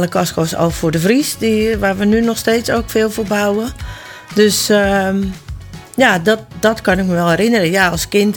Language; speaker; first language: Dutch; native; Dutch